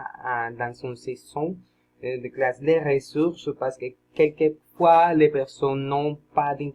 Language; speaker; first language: French; non-native, learner; Spanish